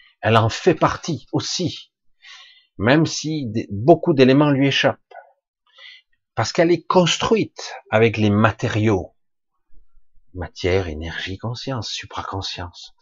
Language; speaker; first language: French; native; French